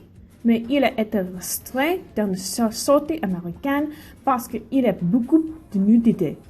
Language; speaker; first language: French; non-native, learner; English